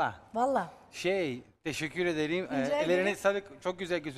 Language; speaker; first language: Turkish; non-native, learner; Italian